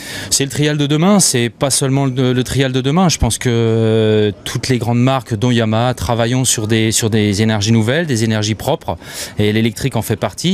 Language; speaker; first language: French; native; French